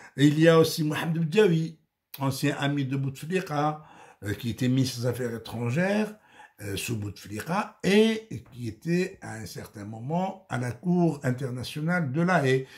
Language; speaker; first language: French; non-native, local second language; Arabic